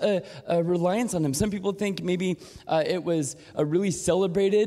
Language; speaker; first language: English; native; English